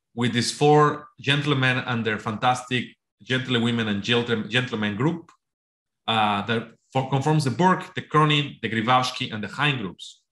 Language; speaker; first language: English; non-native, fluent; Spanish